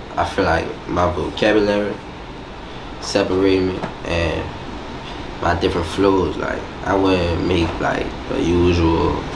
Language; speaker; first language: English; native; English